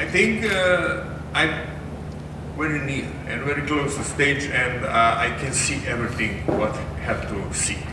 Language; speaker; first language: English; non-native, learner; Serbian